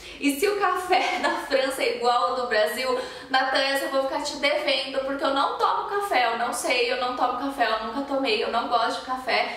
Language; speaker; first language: Portuguese; native; Portuguese